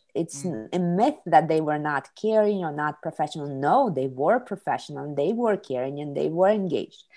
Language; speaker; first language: English; non-native, fluent; Kazakh